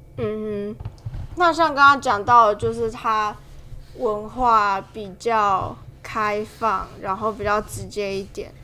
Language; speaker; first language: Chinese; native; Chinese